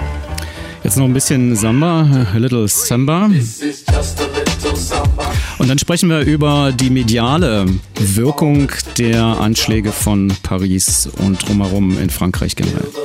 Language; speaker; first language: German; native; German